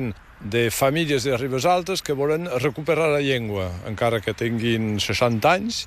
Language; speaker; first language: Catalan; native; Catalan